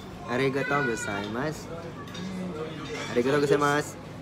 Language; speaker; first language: Japanese; non-native, learner; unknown